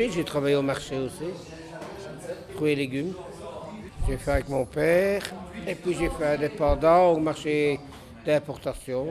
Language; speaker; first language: French; native; French